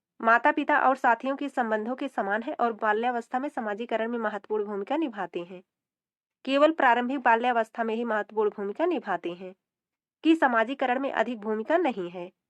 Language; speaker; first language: Hindi; native; Hindi